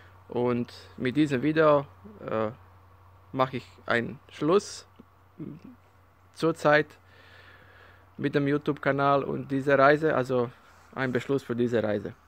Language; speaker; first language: German; non-native, learner; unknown